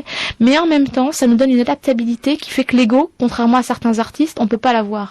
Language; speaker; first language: French; native; French